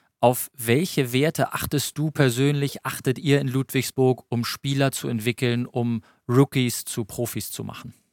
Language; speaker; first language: German; native; German